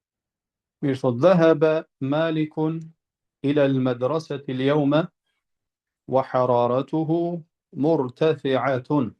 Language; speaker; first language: Arabic; non-native, fluent; Albanian